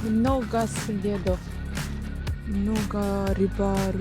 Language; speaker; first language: Russian; non-native, learner; Japanese